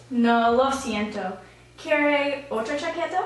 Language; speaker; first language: Spanish; non-native, learner; English